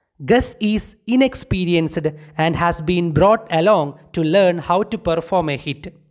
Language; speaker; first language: English; non-native, local second language; Malayalam